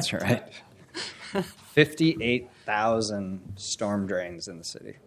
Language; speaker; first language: English; native; English